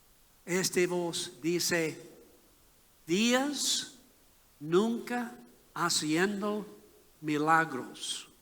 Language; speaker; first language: Spanish; non-native, learner; English